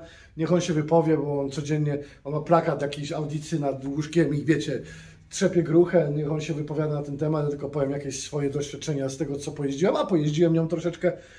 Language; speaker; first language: Polish; native; Polish